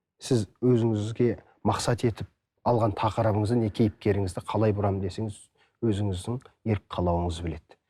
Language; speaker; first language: Kazakh; native; Kazakh